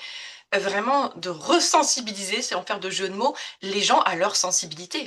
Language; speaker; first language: French; native; French